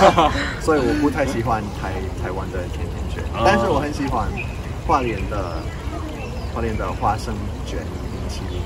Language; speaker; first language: Chinese; non-native, fluent; English